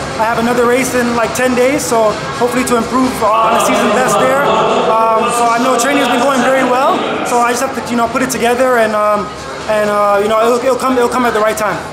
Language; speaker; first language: English; native; English